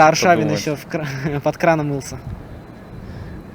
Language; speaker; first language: Russian; native; Russian